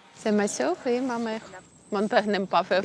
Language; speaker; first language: French; non-native, learner; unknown